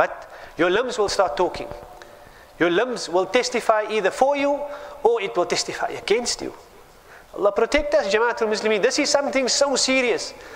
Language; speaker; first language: English; native; English